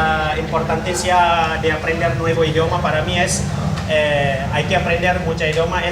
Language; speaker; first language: Spanish; non-native, learner; Indonesian